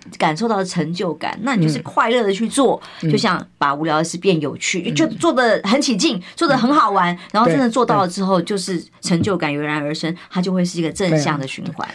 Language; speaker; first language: Chinese; native; Chinese